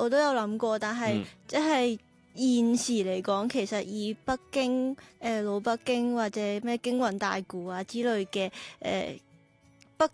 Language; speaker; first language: Cantonese; native; Cantonese